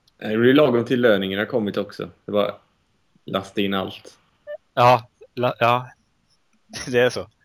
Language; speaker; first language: Swedish; native; Swedish